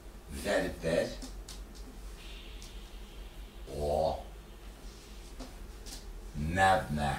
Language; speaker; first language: Norwegian; non-native, fluent; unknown